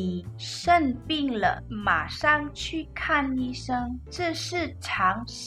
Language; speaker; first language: Chinese; non-native, learner; English